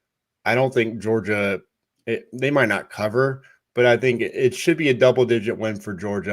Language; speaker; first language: English; native; English